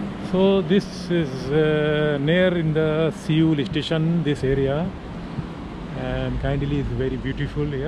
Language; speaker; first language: English; non-native, learner; Urdu